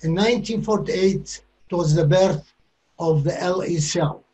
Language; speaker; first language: English; non-native, fluent; Arabic